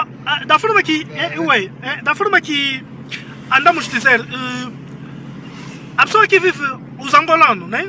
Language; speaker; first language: Portuguese; non-native, learner; Lingala